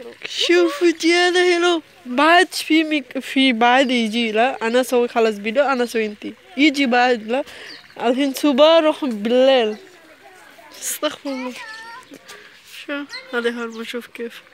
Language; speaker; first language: Arabic; non-native, learner; Bangla